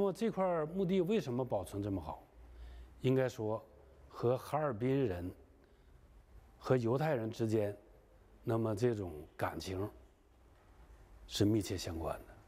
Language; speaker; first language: Chinese; native; Chinese